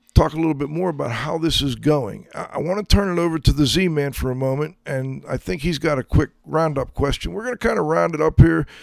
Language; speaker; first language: English; native; English